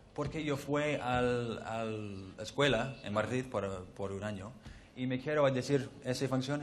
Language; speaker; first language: Spanish; early bilingual, heritage; English